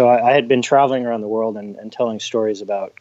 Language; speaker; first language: English; native; English